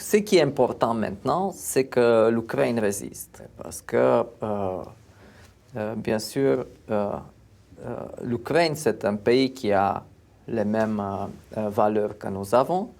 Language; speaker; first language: French; non-native, fluent; Romanian